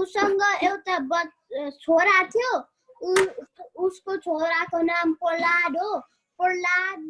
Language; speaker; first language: Nepali; early bilingual, heritage; Nepali